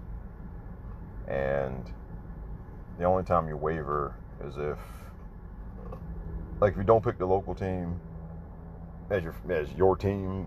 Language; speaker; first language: English; native; English